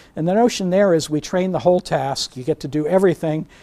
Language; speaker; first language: English; native; English